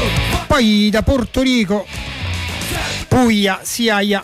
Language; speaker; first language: Italian; native; Italian